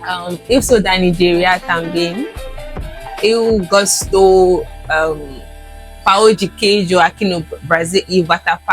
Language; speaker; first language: Portuguese; non-native, learner; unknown